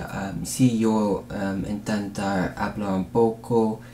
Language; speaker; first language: Spanish; non-native, learner; English